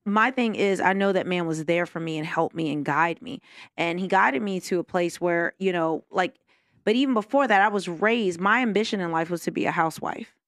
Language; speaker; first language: English; native; English